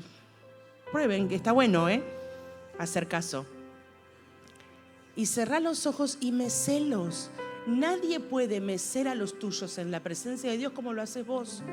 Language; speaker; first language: Spanish; native; Spanish